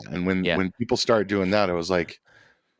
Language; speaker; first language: English; native; English